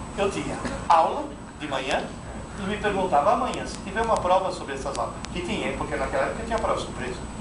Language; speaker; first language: Portuguese; non-native, fluent; Italian